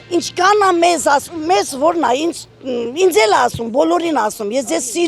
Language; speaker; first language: Armenian; native; Armenian